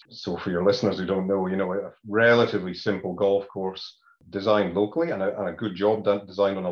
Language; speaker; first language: English; native; English